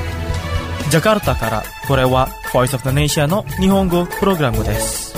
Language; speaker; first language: Japanese; non-native, fluent; Indonesian